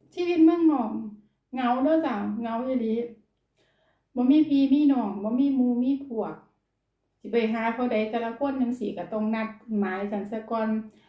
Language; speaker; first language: Thai; native; Thai